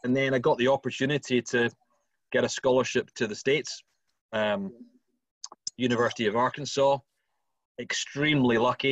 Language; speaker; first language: English; native; English